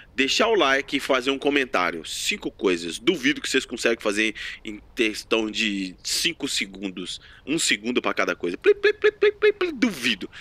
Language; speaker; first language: Portuguese; native; Portuguese